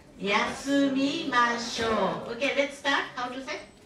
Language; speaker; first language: English; non-native, local second language; Japanese